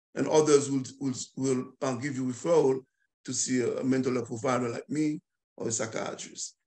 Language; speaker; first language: English; non-native, fluent; Haitian Creole